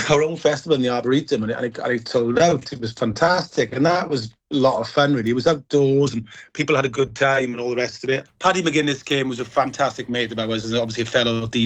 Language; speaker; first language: English; native; English